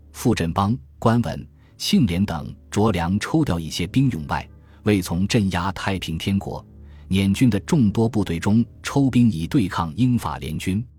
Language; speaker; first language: Chinese; native; Chinese